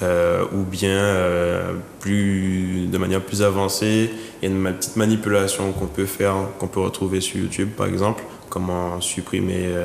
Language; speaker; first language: French; native; French